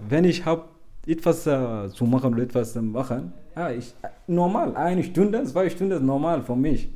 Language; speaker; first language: German; non-native, learner; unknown